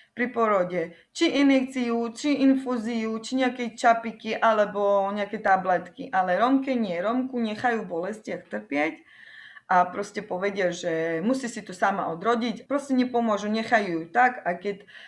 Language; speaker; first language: Slovak; non-native, local second language; Romany